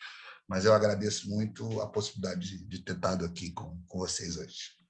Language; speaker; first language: Portuguese; native; Portuguese